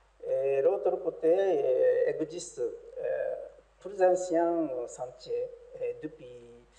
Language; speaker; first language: French; non-native, learner; Japanese